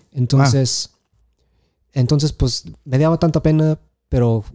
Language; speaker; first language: Spanish; early bilingual, heritage; Spanish